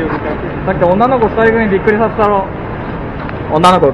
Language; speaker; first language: Japanese; native; Japanese